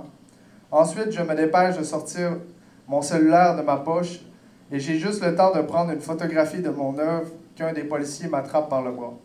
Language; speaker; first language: French; native; French